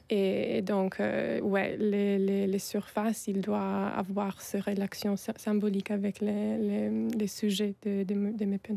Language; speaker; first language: French; non-native, fluent; Italian